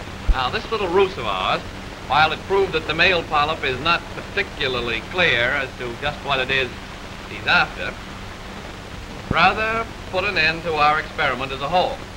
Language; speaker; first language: English; native; English